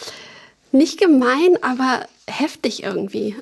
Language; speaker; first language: German; native; German